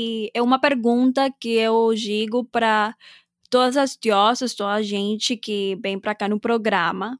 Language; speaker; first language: Portuguese; non-native, fluent; Spanish